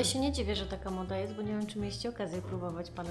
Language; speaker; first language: Polish; native; Polish